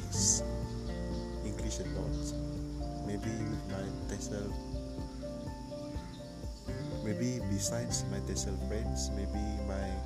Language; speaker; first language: English; non-native, local second language; Malay